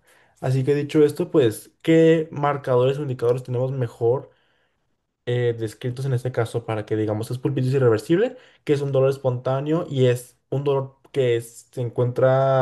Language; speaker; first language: Spanish; native; Spanish